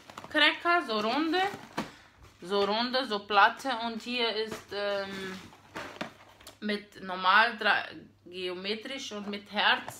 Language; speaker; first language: German; non-native, fluent; Portuguese